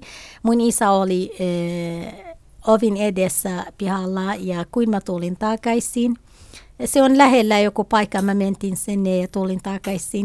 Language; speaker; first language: Finnish; non-native, learner; Kurdish